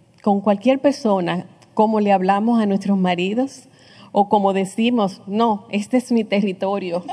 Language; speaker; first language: Spanish; native; Spanish